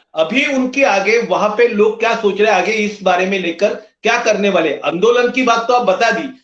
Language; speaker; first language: Hindi; non-native, local second language; Marathi